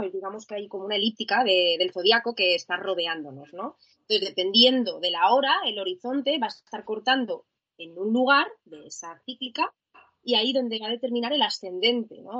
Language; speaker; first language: Spanish; native; Spanish